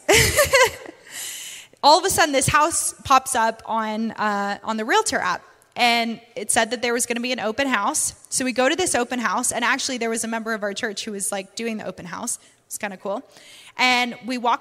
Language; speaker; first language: English; native; English